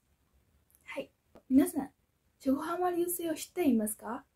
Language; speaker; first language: Japanese; non-native, fluent; Burmese